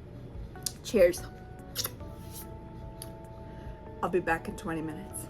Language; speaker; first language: English; native; English